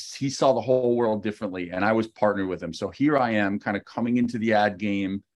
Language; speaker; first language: English; native; English